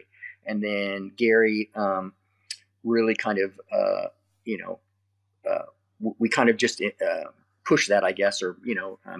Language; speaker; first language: English; native; English